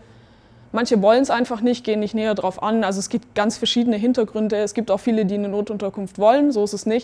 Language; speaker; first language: German; native; German